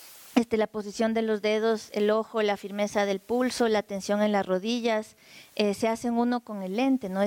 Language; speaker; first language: Spanish; native; Spanish